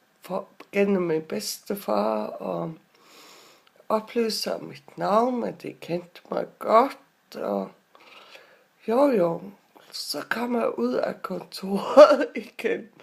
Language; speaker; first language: Danish; non-native, local second language; Faroese